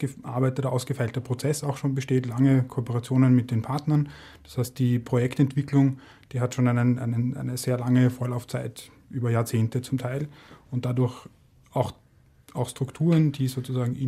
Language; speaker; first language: German; native; German